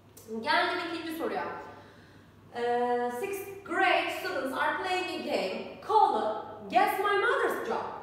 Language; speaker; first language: English; non-native, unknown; Turkish